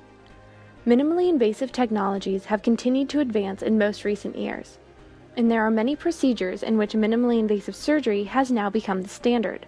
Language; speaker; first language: English; native; English